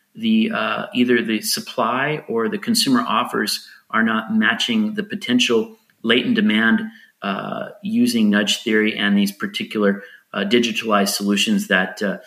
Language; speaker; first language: English; native; English